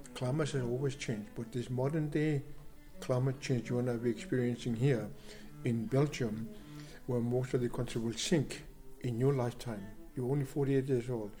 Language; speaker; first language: English; non-native, fluent; Kalaallisut